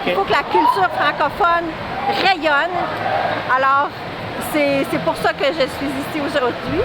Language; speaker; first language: French; native; French